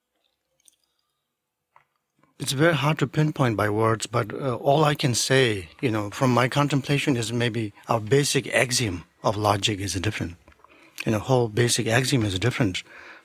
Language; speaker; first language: English; non-native, local second language; Tibetan